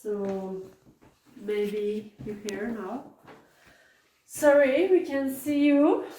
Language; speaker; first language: English; non-native, learner; French